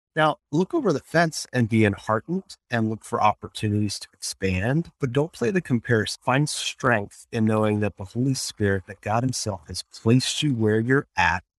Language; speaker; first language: English; native; English